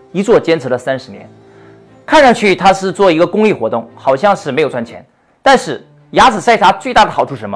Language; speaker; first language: Chinese; native; Chinese